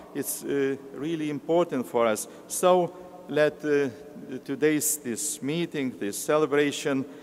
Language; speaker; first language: English; non-native, learner; Lithuanian